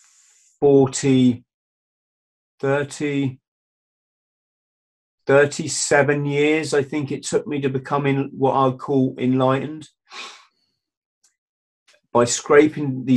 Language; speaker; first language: English; native; English